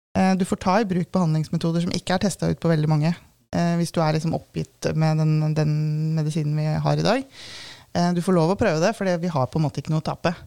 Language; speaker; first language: Norwegian; native; Norwegian